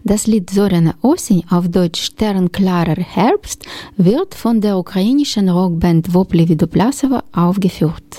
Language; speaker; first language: German; non-native, learner; Ukrainian